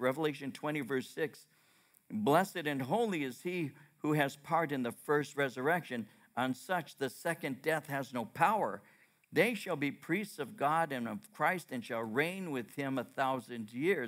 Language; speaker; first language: English; native; English